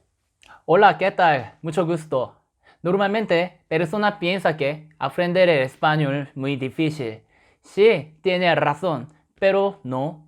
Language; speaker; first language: Spanish; non-native, learner; Korean